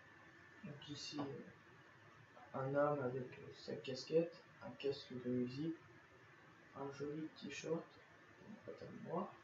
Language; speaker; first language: French; native; French